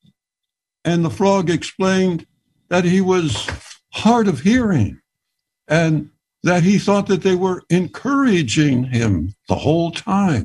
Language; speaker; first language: English; native; English